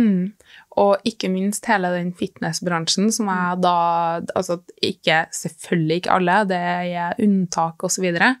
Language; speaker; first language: Norwegian; native; Norwegian